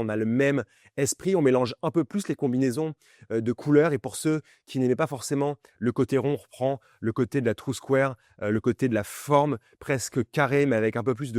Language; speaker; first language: French; native; French